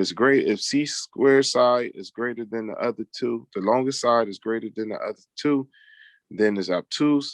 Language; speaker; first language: English; native; English